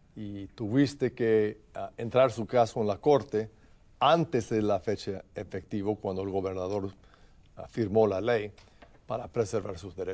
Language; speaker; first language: Spanish; non-native, fluent; English